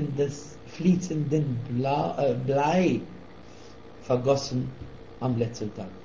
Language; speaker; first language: German; non-native, fluent; Arabic